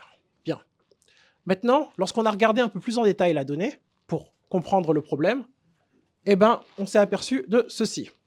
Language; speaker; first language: French; native; French